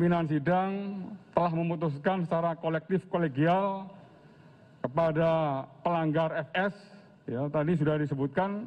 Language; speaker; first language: Indonesian; native; Indonesian